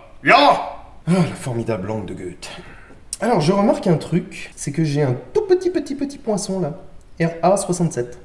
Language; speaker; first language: French; native; French